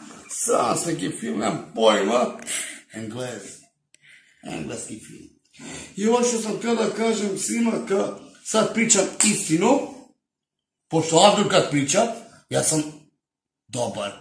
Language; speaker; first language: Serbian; non-native, local second language; Romany